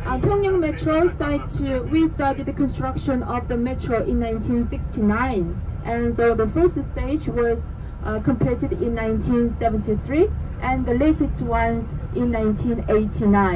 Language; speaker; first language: English; non-native, fluent; Korean